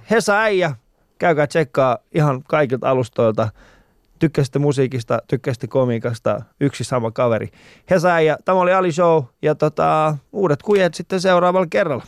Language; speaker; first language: Finnish; early bilingual, other home language; Persian